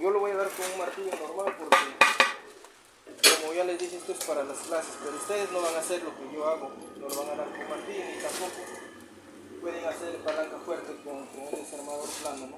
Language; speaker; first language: Spanish; native; Spanish